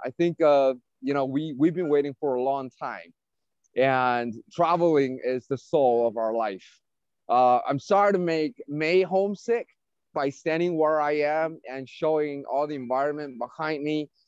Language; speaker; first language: English; non-native, fluent; Chinese